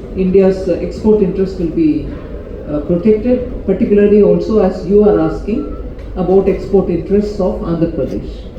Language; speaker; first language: English; non-native, local second language; Tamil